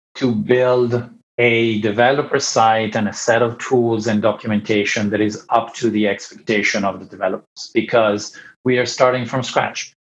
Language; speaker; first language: English; non-native, fluent; Italian